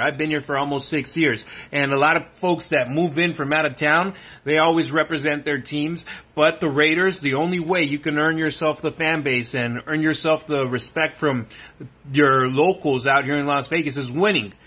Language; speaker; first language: English; early bilingual, other home language; Spanish